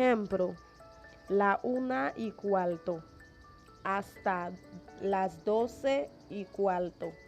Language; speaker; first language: Spanish; non-native, fluent; Haitian Creole